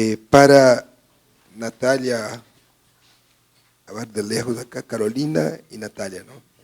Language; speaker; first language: Spanish; non-native, fluent; Portuguese